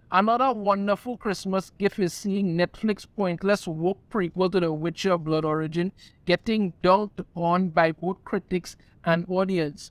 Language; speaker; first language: English; native; English